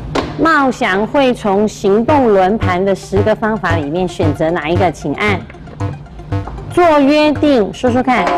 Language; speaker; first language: Chinese; native; Chinese